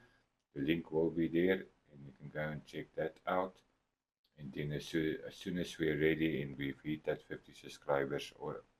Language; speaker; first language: English; non-native, local second language; Afrikaans